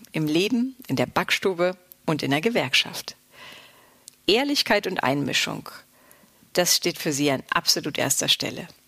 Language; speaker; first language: German; native; German